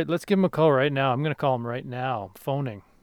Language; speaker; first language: English; native; English